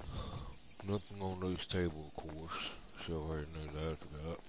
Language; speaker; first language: English; native; English